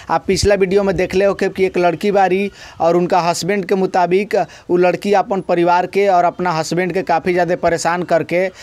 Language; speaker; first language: Hindi; native; Hindi